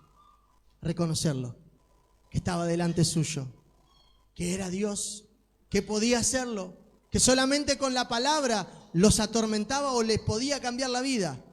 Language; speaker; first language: Spanish; native; Spanish